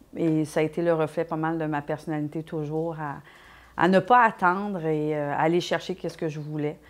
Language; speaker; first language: French; native; French